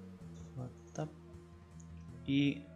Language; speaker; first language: Russian; non-native, learner; Spanish